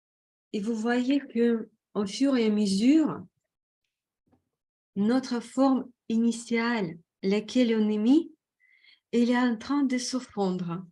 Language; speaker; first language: French; non-native, fluent; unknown